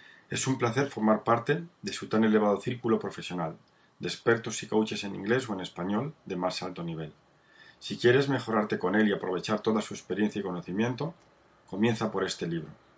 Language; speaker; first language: Spanish; native; Spanish